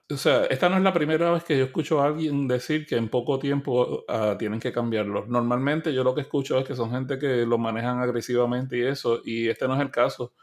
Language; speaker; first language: Spanish; native; Spanish